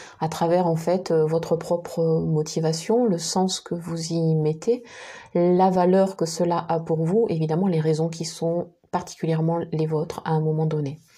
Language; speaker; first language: French; native; French